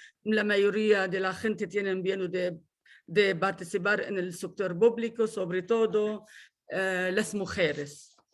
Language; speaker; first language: Spanish; non-native, fluent; Arabic